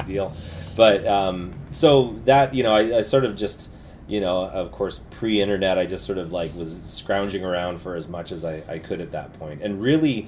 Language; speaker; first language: English; native; English